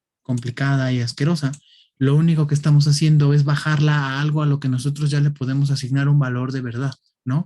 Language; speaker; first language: Spanish; native; Spanish